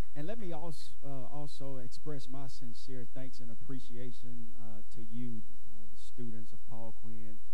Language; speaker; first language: English; native; English